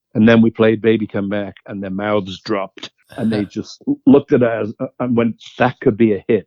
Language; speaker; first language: English; native; English